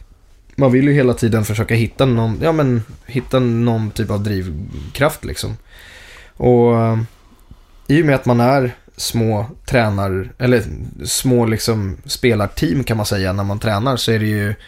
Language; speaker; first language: Swedish; native; Swedish